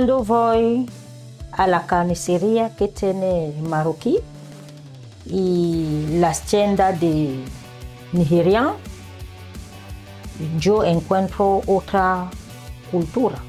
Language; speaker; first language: Spanish; non-native, learner; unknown